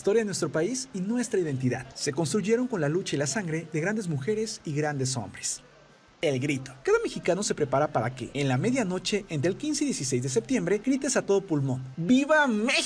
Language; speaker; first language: Spanish; native; Spanish